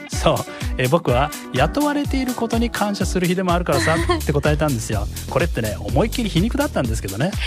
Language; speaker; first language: Japanese; native; Japanese